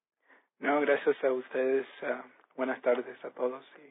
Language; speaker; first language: Spanish; early bilingual, heritage; Spanish